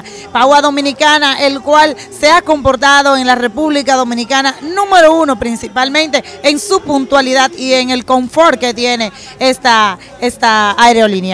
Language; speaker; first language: Spanish; native; Spanish